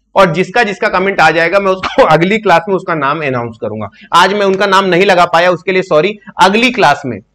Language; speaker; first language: Hindi; native; Hindi